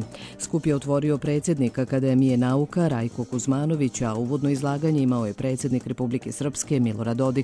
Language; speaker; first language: Croatian; native; Croatian